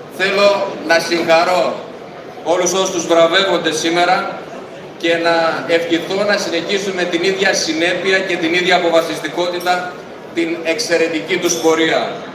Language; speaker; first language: Greek; native; Greek